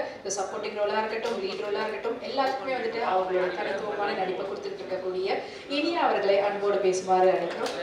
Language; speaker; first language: Tamil; native; Tamil